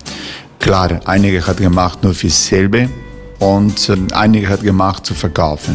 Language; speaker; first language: German; non-native, learner; Croatian